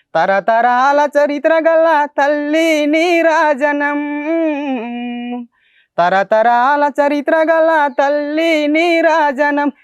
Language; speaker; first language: Telugu; non-native, local second language; Gondi